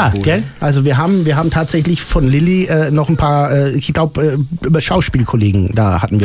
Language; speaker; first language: German; native; German